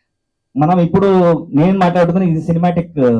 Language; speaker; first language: Telugu; non-native, learner; Kannada